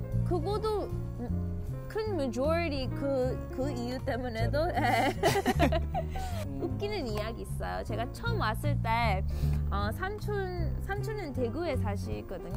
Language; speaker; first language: Korean; early bilingual, heritage; English